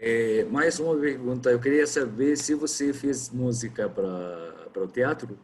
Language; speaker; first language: Portuguese; non-native, fluent; Arabic